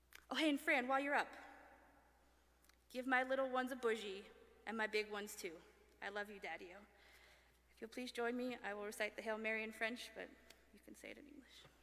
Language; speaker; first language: English; early bilingual, other home language; French